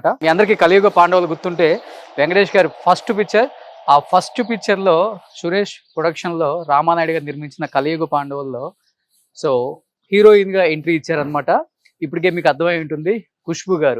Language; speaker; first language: Telugu; native; Telugu